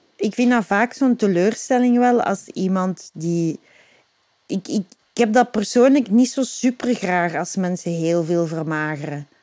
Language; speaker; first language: Dutch; native; Dutch